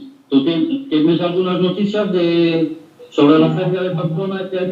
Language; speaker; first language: Spanish; non-native, fluent; French